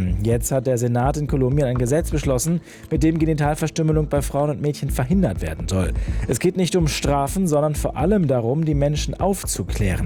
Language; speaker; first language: German; native; German